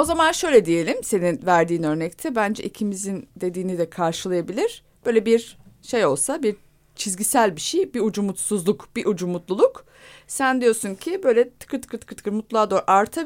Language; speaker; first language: Turkish; native; Turkish